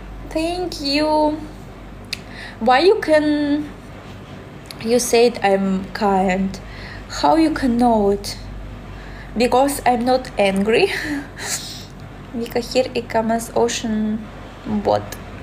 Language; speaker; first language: English; non-native, learner; Russian